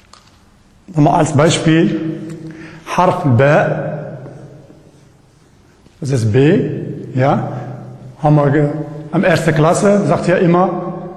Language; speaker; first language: German; non-native, learner; Arabic